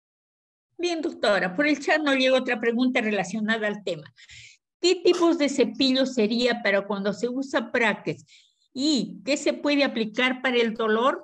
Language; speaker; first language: Spanish; native; Spanish